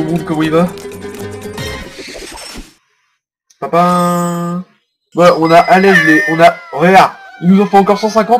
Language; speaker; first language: French; native; French